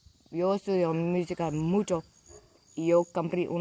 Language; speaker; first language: Spanish; non-native, learner; English